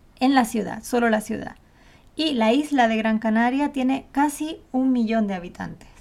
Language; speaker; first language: Spanish; native; Spanish